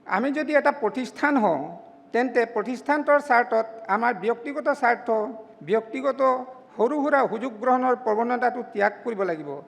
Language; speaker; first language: Assamese; non-native, local second language; Mising